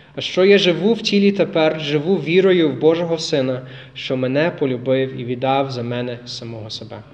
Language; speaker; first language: Ukrainian; non-native, fluent; English